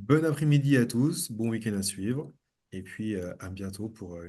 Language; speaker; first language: French; native; French